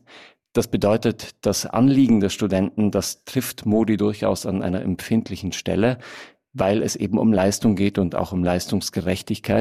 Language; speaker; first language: German; native; German